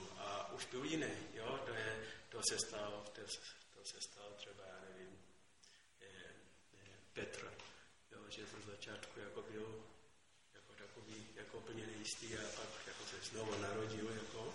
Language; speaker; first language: Czech; non-native, learner; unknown